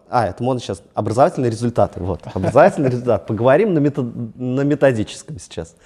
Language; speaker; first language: Russian; native; Russian